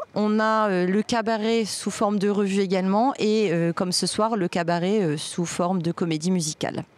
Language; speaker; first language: French; native; French